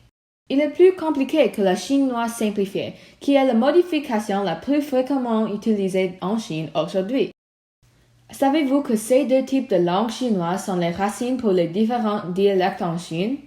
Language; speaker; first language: French; non-native, learner; Chinese